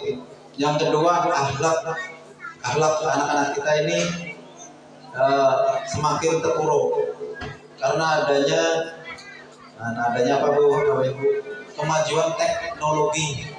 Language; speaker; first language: Indonesian; non-native, local second language; Banjar